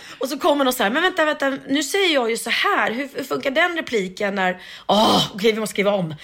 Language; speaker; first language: Swedish; native; Swedish